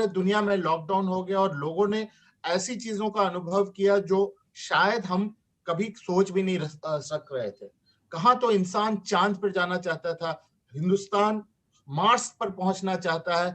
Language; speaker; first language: Hindi; native; Hindi